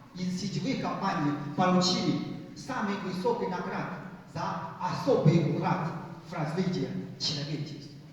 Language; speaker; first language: Russian; non-native, fluent; Chinese